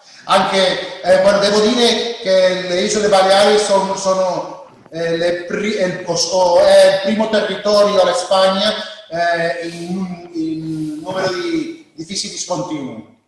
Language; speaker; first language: Italian; non-native, learner; Spanish